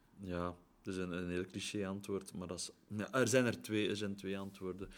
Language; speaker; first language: Dutch; native; Dutch